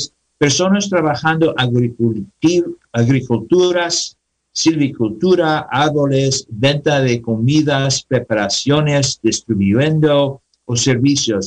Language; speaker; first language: Spanish; non-native, learner; English